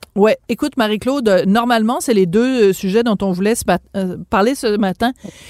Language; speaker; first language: French; native; French